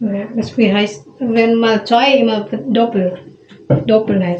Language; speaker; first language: German; non-native, learner; Indonesian